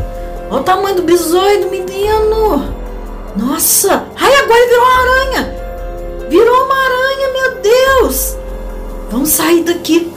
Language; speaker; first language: Portuguese; native; Portuguese